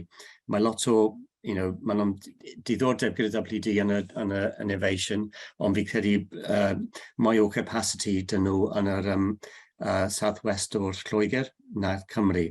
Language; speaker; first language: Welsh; non-native, learner; English